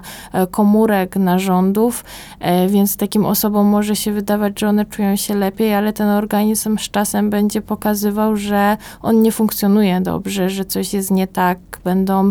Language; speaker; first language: Polish; native; Polish